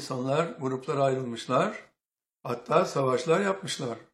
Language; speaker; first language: Turkish; native; Turkish